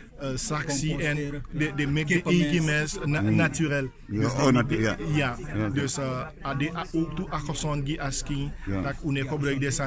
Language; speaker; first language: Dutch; non-native, learner; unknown